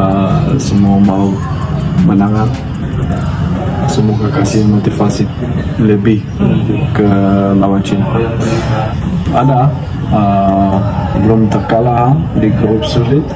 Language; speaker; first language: Indonesian; non-native, learner; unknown